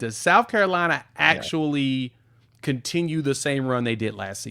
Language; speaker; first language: English; native; English